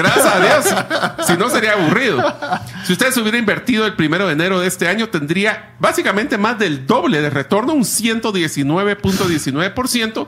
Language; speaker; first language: Spanish; native; Spanish